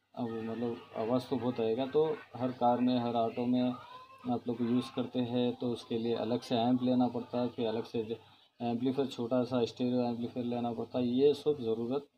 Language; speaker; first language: Hindi; non-native, local second language; Urdu